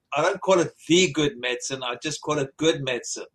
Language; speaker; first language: English; native; English